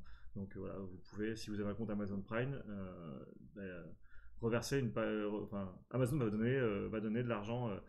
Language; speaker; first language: French; native; French